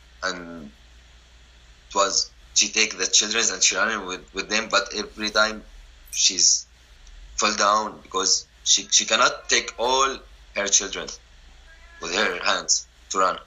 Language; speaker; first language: English; non-native, learner; Arabic